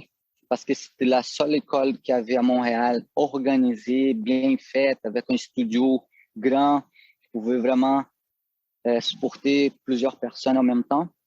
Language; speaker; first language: French; non-native, fluent; Portuguese